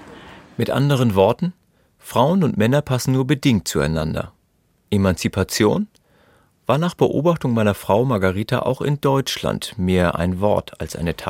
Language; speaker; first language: German; native; German